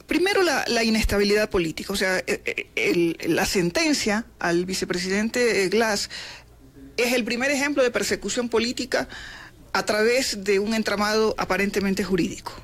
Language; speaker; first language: Spanish; native; Spanish